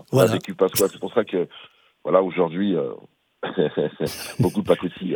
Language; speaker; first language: French; early bilingual, other home language; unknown